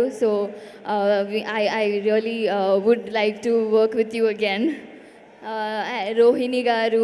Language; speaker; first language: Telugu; non-native, local second language; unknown